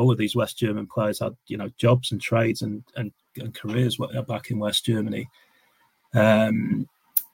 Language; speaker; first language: English; native; English